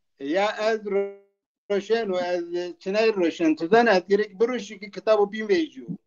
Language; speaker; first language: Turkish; non-native, local second language; Zaza